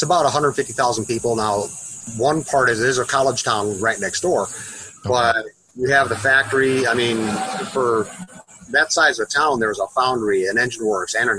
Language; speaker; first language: English; native; English